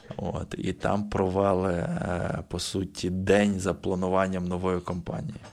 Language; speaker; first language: Ukrainian; native; Ukrainian